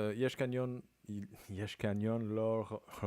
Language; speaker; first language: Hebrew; non-native, learner; English